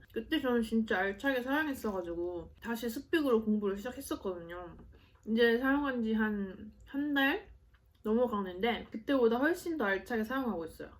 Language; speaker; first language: Korean; native; Korean